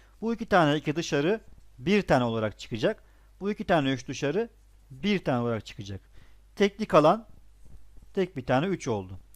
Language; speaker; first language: Turkish; native; Turkish